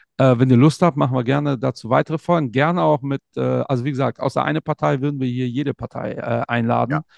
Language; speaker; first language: German; native; German